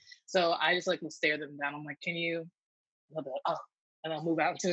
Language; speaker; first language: English; native; English